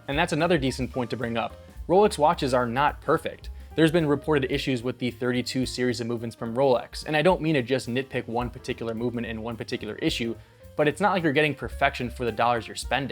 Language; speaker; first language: English; native; English